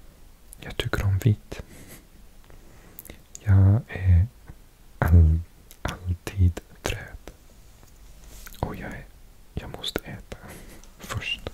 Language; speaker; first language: Swedish; non-native, learner; English